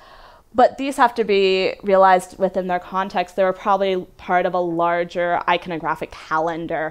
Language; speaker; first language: English; native; English